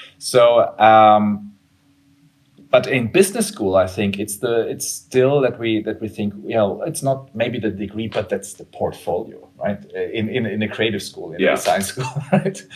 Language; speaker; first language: English; non-native, fluent; German